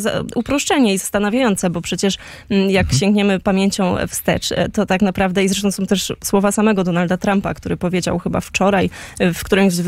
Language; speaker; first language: Polish; native; Polish